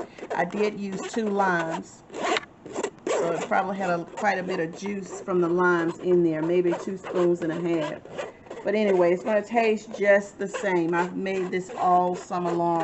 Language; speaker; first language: English; native; English